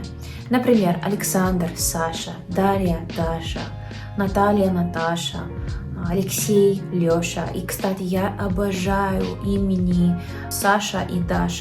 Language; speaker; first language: Russian; non-native, learner; English